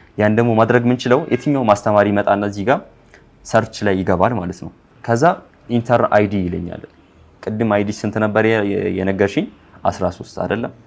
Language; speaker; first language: Amharic; non-native, local second language; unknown